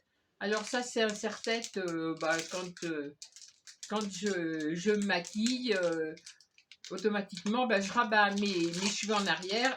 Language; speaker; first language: French; native; French